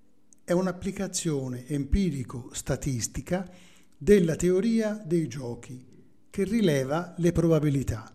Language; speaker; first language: Italian; native; Italian